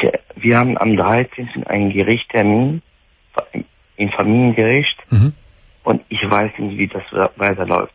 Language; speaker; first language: German; non-native, fluent; Arabic